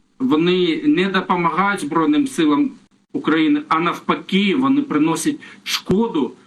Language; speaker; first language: Ukrainian; non-native, local second language; Russian